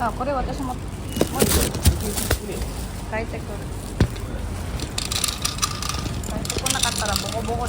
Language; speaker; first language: Japanese; non-native, fluent; Filipino